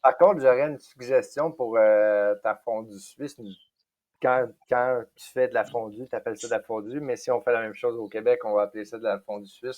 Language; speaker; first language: French; native; French